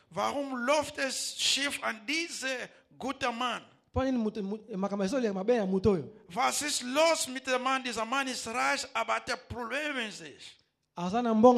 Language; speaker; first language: German; non-native, learner; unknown